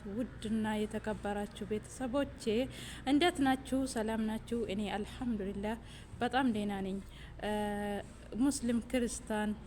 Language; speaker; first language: Amharic; non-native, local second language; Oromo